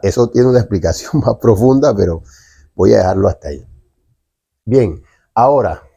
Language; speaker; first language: Spanish; native; Spanish